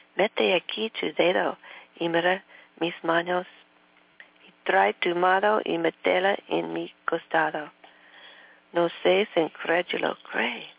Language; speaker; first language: Spanish; non-native, learner; English